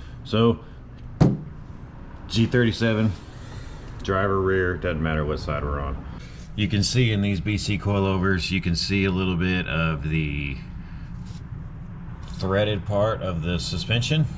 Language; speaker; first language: English; native; English